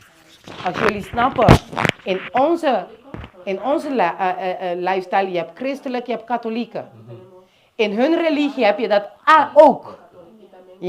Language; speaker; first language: Dutch; non-native, local second language; Papiamento